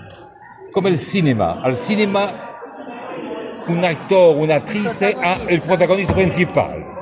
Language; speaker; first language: Italian; non-native, fluent; French